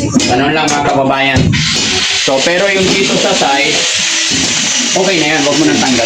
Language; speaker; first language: Filipino; native; Filipino